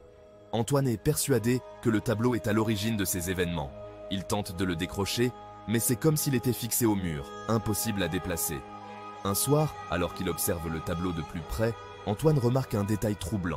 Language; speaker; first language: French; native; French